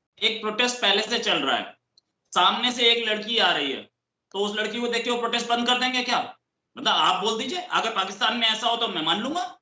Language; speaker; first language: Hindi; native; Hindi